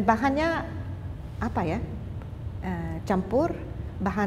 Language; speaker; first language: Indonesian; non-native, fluent; English